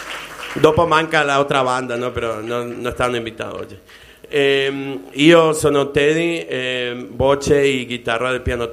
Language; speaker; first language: Italian; non-native, learner; Spanish